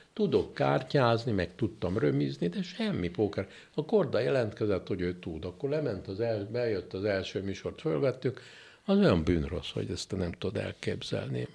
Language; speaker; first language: Hungarian; native; Hungarian